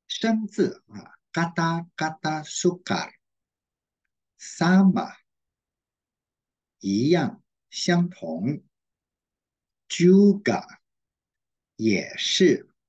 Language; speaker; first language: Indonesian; non-native, fluent; Chinese